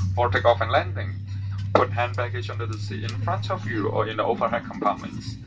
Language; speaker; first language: English; non-native, local second language; Cantonese